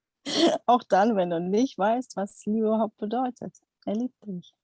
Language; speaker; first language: German; non-native, fluent; Dutch